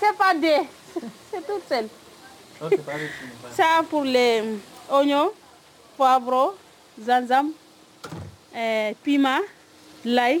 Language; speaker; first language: French; non-native, learner; Soninke